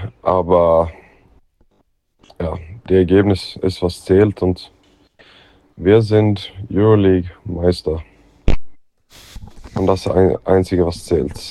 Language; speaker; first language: German; non-native, fluent; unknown